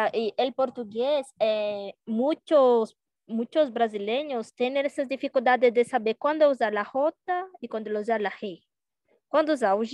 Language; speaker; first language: Spanish; non-native, learner; Portuguese